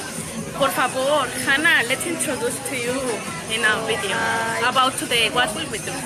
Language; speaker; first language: English; non-native, learner; Spanish